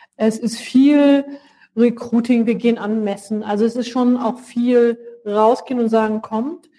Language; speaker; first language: German; native; German